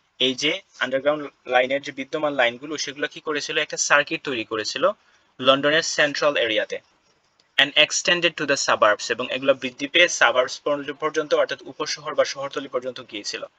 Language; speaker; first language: Bangla; non-native, local second language; Sylheti